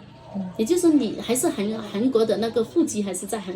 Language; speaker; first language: Chinese; non-native, local second language; Hakka Chinese